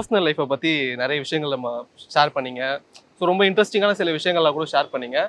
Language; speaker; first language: Tamil; native; Tamil